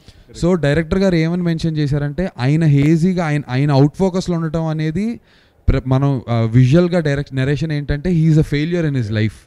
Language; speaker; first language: Telugu; native; Telugu